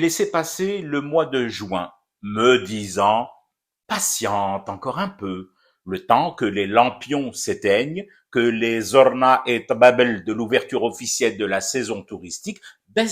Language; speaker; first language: French; non-native, local second language; Arabic